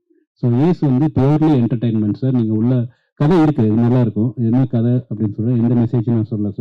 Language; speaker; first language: Tamil; native; Tamil